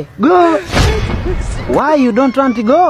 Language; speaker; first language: English; non-native, learner; Swahili